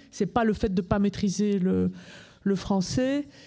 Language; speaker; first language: French; native; French